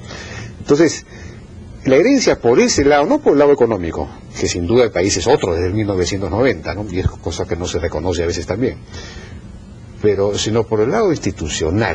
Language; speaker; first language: Spanish; native; Spanish